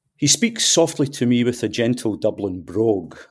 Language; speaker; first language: English; native; English